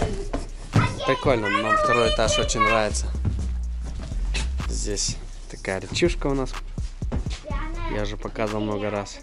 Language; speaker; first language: Russian; native; Russian